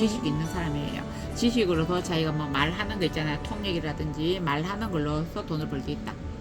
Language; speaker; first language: Korean; native; Korean